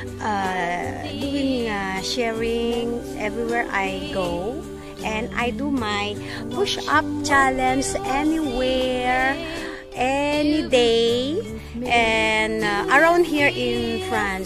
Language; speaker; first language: English; non-native, learner; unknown